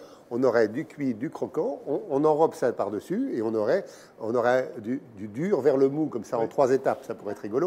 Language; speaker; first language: French; native; French